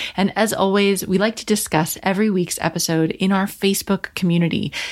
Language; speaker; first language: English; native; English